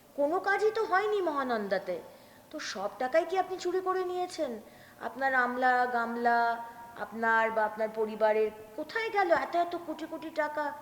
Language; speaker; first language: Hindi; non-native, local second language; Bangla